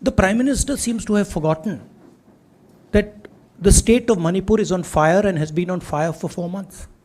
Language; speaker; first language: English; non-native, local second language; Hindi